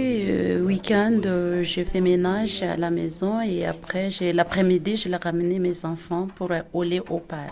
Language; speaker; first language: French; non-native, learner; Malagasy